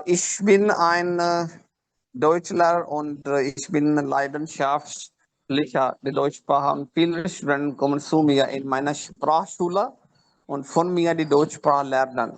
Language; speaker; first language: German; non-native, learner; Urdu